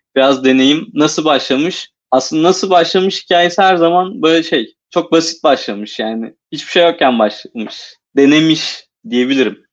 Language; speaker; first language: Turkish; native; Turkish